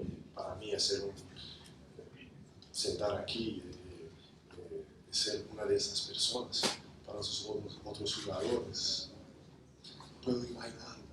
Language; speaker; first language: Spanish; non-native, fluent; English